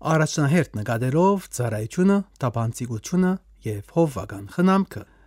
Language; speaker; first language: Armenian; early bilingual, heritage; Armenian